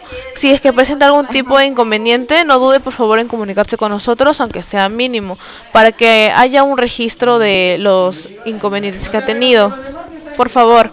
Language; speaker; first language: Spanish; native; Spanish